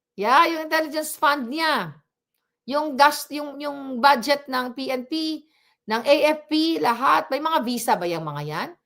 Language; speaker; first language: Filipino; non-native, local second language; Cebuano